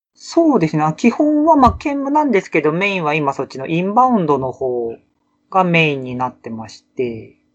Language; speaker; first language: Japanese; native; Japanese